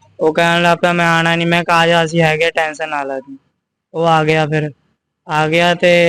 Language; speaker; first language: Punjabi; non-native, local second language; Hindi